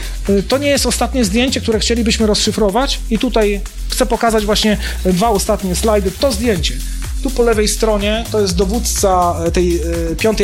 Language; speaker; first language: Polish; native; Polish